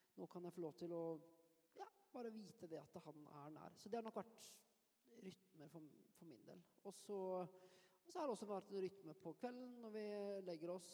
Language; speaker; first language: Norwegian; native; Norwegian